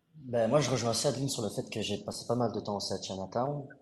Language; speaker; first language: French; native; French